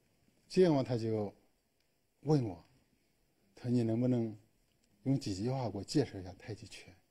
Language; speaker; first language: Chinese; native; Chinese